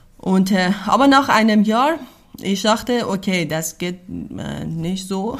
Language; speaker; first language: German; non-native, learner; Persian